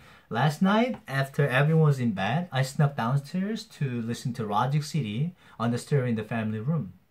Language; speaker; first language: English; non-native, fluent; Korean